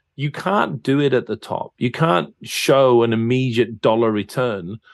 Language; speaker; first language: English; native; English